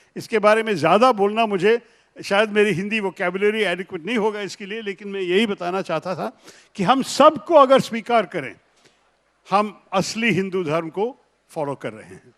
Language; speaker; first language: Hindi; non-native, local second language; Malayalam